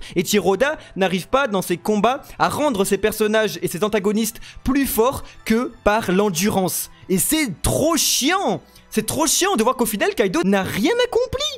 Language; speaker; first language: French; native; French